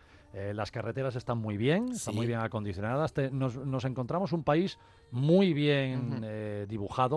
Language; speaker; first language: Spanish; native; Spanish